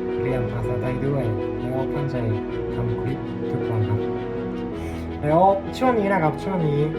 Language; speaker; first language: Thai; non-native, learner; Japanese